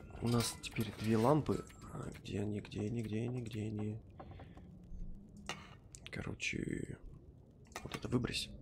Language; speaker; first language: Russian; native; Russian